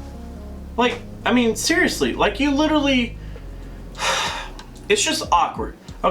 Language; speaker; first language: English; native; English